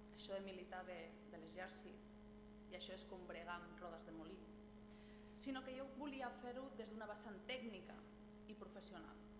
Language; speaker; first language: Catalan; non-native, local second language; Spanish